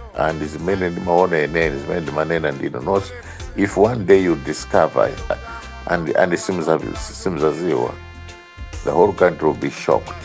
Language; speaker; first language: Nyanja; non-native, local second language; Tumbuka